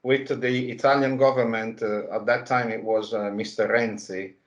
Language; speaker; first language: English; non-native, fluent; Italian